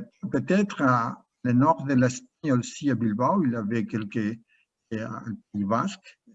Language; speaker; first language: French; non-native, learner; Spanish